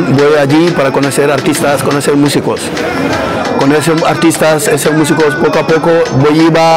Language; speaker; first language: Spanish; non-native, fluent; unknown